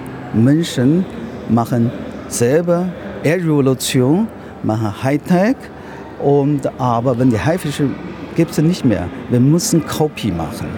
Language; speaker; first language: German; non-native, learner; Chinese